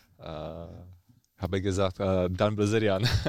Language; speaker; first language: German; non-native, learner; Czech